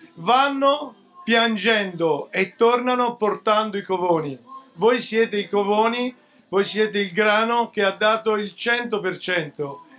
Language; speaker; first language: Italian; native; Italian